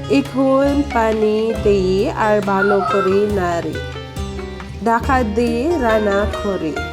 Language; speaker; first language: Bangla; non-native, learner; Filipino